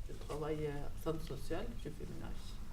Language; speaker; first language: French; non-native, learner; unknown